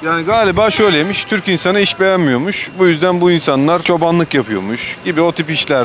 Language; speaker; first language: Turkish; native; Turkish